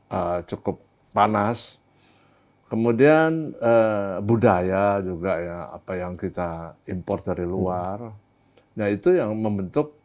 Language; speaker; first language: Indonesian; native; Indonesian